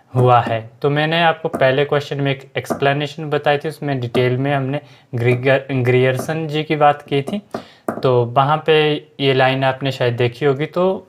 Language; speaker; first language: Hindi; native; Hindi